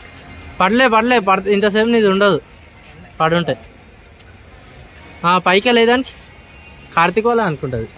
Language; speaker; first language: Telugu; native; Telugu